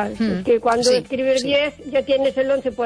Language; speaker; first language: Spanish; native; Spanish